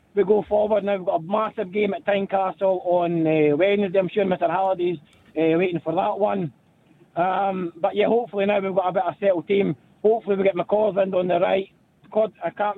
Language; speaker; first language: English; native; English